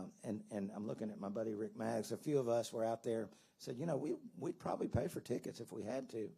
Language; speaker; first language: English; native; English